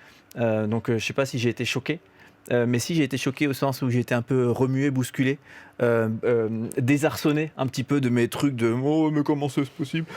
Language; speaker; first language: French; native; French